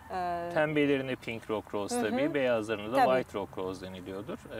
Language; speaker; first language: Turkish; native; Turkish